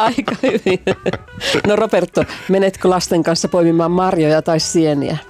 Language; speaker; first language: Finnish; native; Finnish